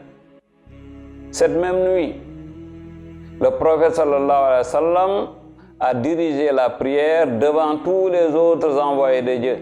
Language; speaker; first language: French; non-native, local second language; Wolof